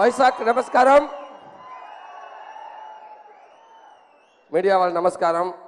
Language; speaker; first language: Telugu; non-native, learner; Tamil